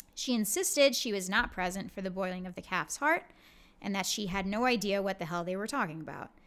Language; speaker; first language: English; native; English